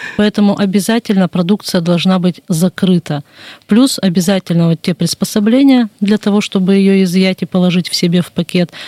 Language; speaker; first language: Russian; native; Russian